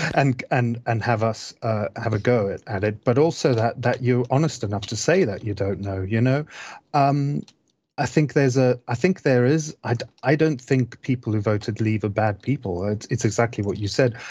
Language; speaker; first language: English; native; English